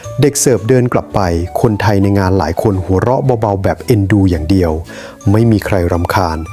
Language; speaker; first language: Thai; native; Thai